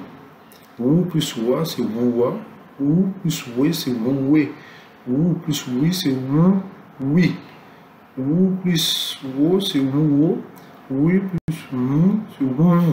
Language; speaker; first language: French; non-native, local second language; Lingala